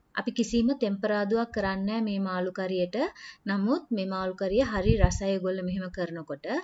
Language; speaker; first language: Sinhala; non-native, local second language; Tamil